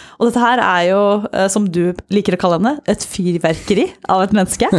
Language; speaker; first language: Norwegian; native; Norwegian